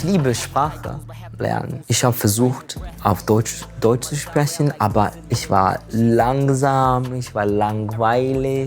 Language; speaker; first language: German; non-native, learner; Turkish